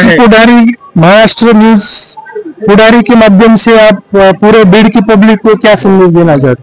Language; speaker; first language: Hindi; non-native, local second language; Marathi